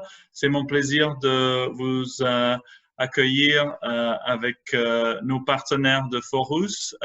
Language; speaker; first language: French; non-native, fluent; English